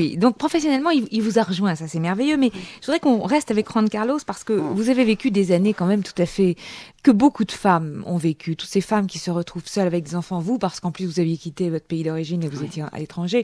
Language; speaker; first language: French; native; French